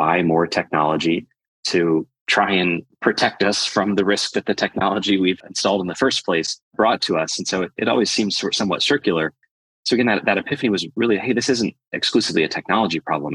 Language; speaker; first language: English; native; English